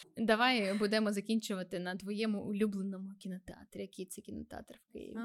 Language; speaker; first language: Ukrainian; native; Ukrainian